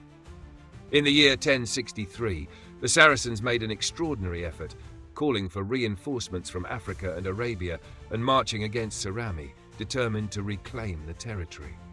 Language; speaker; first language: English; non-native, fluent; Italian